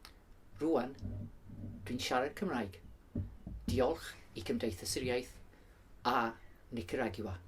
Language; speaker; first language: Welsh; non-native, local second language; English